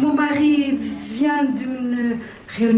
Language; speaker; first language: French; non-native, learner; Portuguese